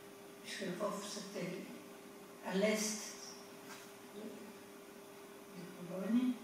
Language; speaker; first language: French; non-native, fluent; Polish